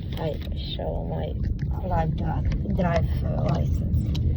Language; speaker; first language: English; non-native, learner; Ukrainian